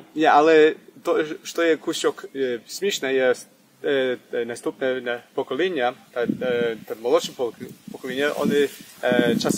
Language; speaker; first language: Ukrainian; early bilingual, heritage; English